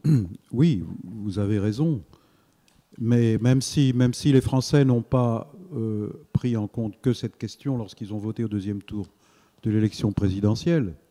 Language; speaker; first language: French; native; French